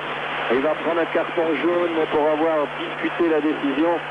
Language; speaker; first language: French; native; French